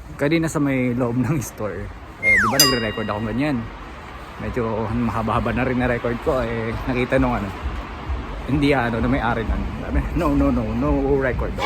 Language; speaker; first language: Filipino; non-native, local second language; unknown